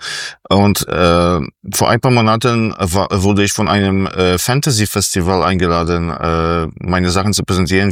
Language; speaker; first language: German; non-native, fluent; Polish